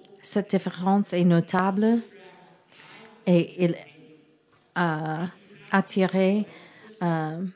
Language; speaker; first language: French; non-native, learner; English